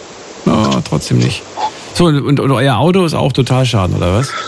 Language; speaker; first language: German; native; German